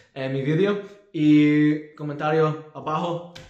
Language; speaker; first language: Spanish; non-native, learner; English